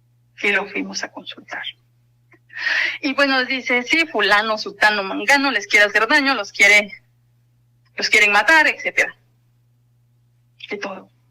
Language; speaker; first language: Spanish; native; Spanish